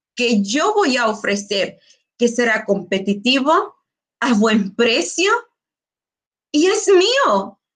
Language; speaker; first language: Spanish; early bilingual, heritage; Spanish